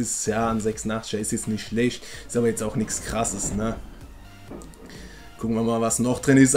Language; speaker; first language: German; native; German